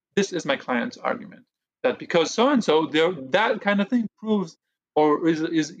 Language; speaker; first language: English; early bilingual, other home language; Hebrew